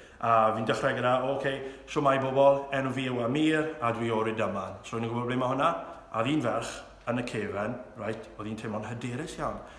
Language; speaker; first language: Welsh; non-native, local second language; English